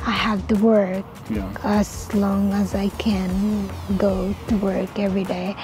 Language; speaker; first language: English; non-native, local second language; Cebuano